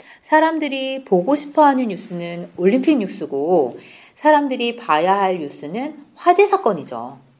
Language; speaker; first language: Korean; native; Korean